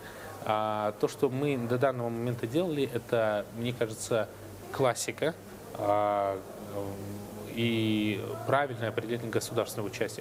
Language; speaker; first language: Russian; native; Russian